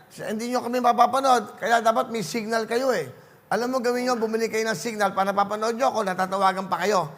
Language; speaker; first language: Filipino; native; Filipino